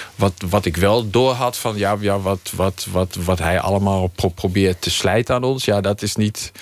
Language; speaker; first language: Dutch; native; Dutch